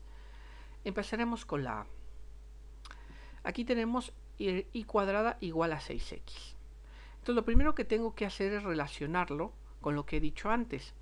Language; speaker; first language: Spanish; native; Spanish